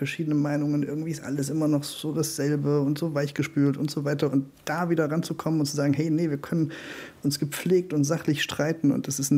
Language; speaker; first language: German; native; German